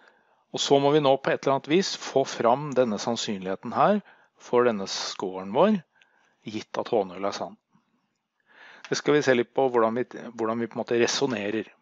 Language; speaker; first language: Norwegian; native; Norwegian